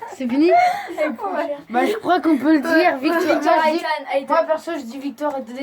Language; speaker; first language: French; native; French